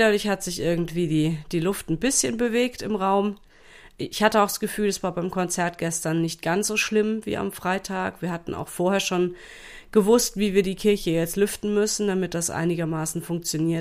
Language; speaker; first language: German; native; German